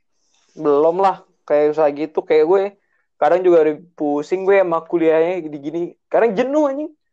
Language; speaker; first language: Indonesian; native; Indonesian